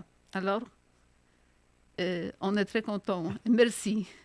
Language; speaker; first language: French; non-native, fluent; Polish